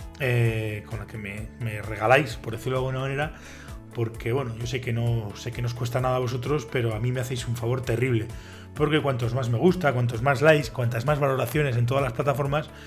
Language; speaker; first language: Spanish; native; Spanish